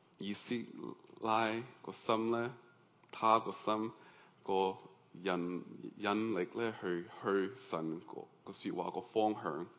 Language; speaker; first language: Cantonese; early bilingual, heritage; Cantonese